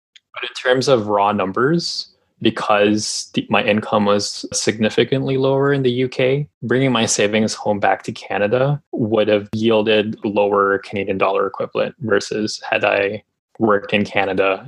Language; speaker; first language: English; non-native, local second language; Filipino